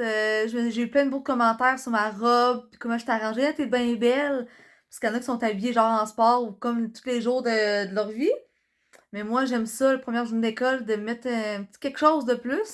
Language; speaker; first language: French; native; French